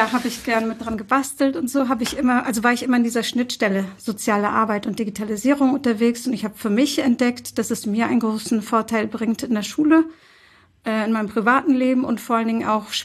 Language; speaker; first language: German; early bilingual, other home language; Turkish